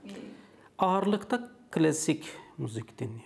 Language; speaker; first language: Turkish; non-native, fluent; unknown